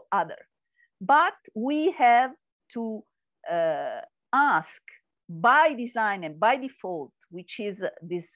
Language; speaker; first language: English; non-native, learner; Italian